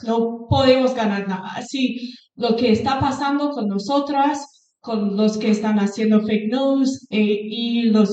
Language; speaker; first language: Spanish; non-native, fluent; English